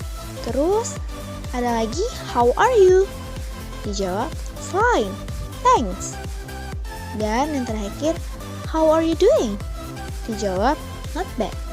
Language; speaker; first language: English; non-native, fluent; Indonesian